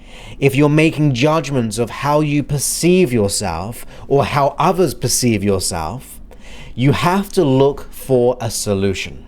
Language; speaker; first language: English; native; English